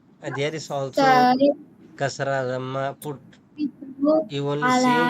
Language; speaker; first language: English; non-native, learner; Urdu